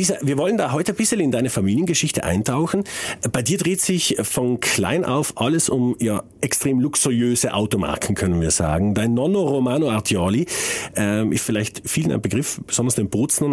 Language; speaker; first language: German; native; German